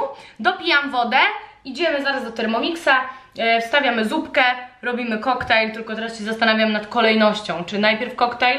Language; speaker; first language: Polish; native; Polish